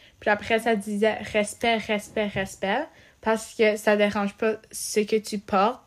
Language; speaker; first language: French; non-native, local second language; English